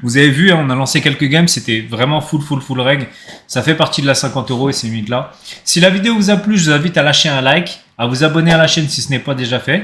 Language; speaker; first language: French; native; French